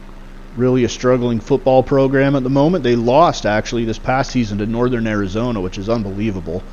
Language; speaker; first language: English; native; English